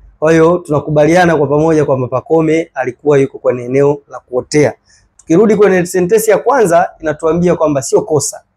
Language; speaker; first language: Swahili; native; Swahili